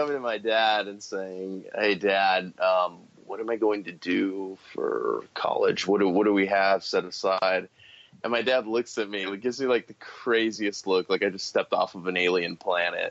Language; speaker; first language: English; native; English